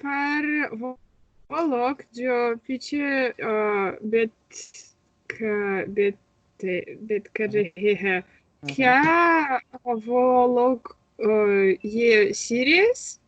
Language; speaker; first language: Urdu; non-native, learner; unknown